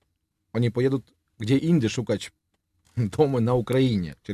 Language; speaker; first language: Polish; non-native, learner; Russian